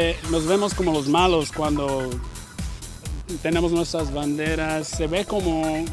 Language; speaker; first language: Spanish; early bilingual, heritage; Spanish